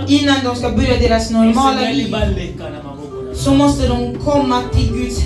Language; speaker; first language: Swedish; non-native, learner; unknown